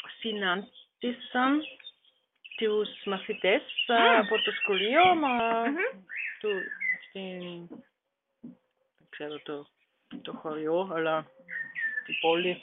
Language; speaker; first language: Greek; non-native, learner; German